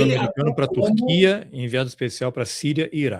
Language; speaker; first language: Portuguese; native; Portuguese